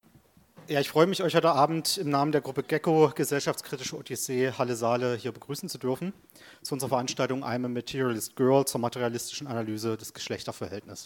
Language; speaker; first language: German; native; German